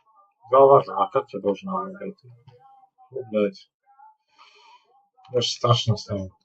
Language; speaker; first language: Russian; native; Russian